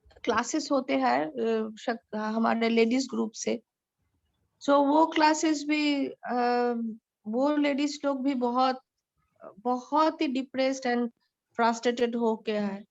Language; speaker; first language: Hindi; non-native, local second language; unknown